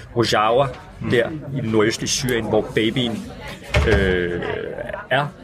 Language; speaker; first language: Danish; early bilingual, other home language; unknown